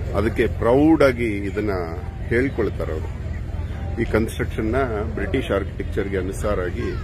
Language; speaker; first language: Kannada; native; Kannada